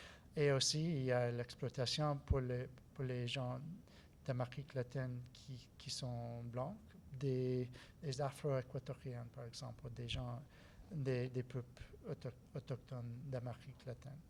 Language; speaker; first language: French; non-native, learner; English